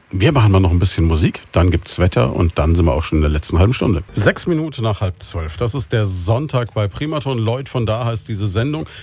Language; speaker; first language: German; native; German